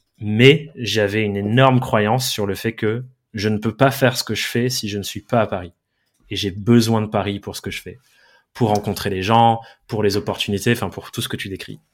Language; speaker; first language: French; early bilingual, other home language; English